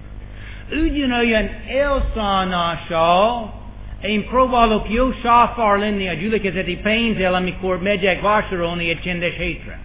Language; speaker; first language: Hungarian; non-native, fluent; English